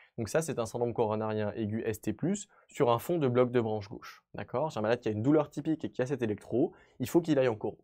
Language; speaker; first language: French; native; French